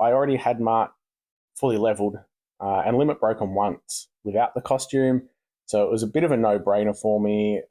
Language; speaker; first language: English; native; English